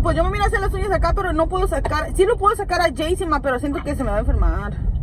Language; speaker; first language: Spanish; early bilingual, heritage; Spanish